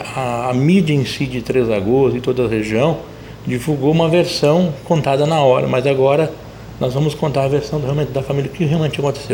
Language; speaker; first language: Portuguese; native; Portuguese